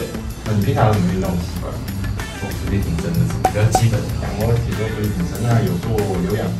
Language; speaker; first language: Chinese; native; Chinese